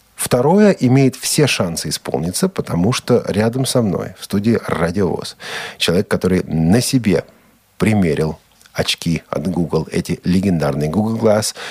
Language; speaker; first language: Russian; native; Russian